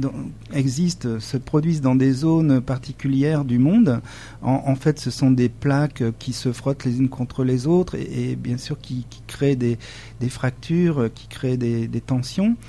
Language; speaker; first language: French; native; French